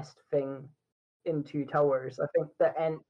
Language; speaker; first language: English; native; English